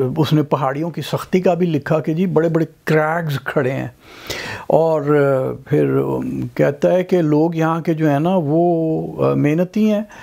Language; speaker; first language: Urdu; non-native, local second language; Punjabi